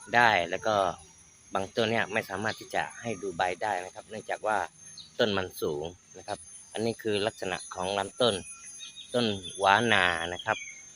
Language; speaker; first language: Thai; non-native, local second language; Malay